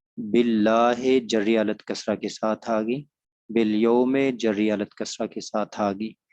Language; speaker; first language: Urdu; non-native, local second language; Punjabi